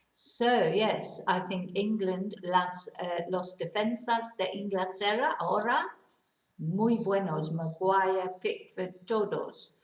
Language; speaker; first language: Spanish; non-native, learner; English